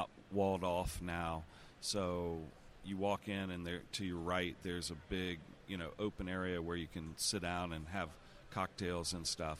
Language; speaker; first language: English; native; English